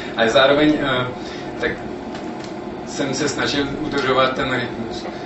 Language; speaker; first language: Czech; non-native, fluent; French